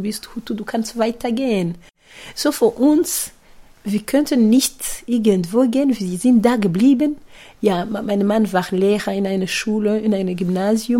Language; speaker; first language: German; non-native, fluent; Kinyarwanda